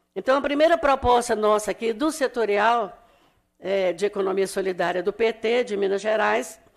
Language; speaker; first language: Portuguese; native; Portuguese